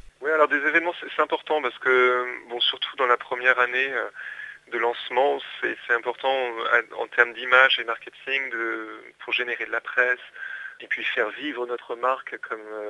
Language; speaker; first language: French; native; French